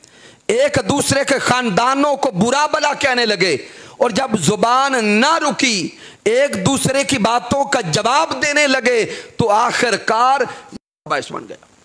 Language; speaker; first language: Urdu; native; Urdu